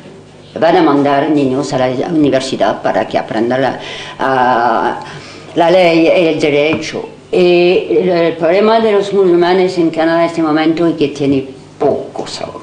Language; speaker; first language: Spanish; non-native, fluent; French